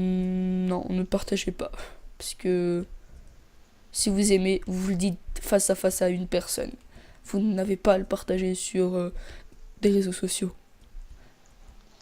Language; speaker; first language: French; native; French